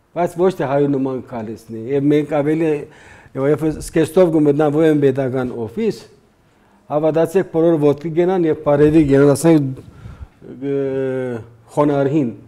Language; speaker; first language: Armenian; early bilingual, heritage; Armenian